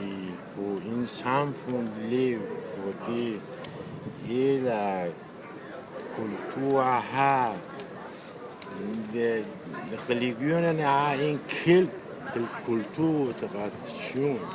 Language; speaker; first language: Danish; non-native, learner; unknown